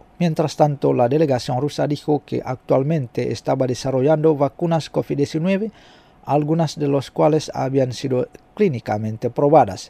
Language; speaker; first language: Spanish; non-native, fluent; Indonesian